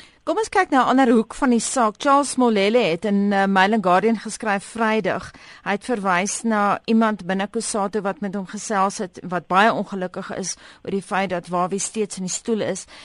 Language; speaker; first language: Afrikaans; native; Afrikaans